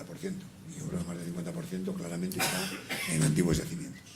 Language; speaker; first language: Spanish; native; Spanish